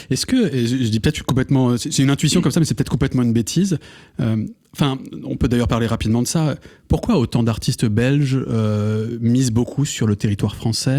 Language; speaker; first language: French; native; French